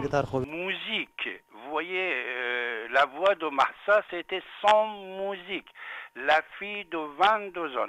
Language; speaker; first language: French; non-native, fluent; Persian